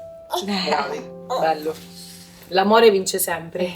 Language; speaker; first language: Italian; native; Italian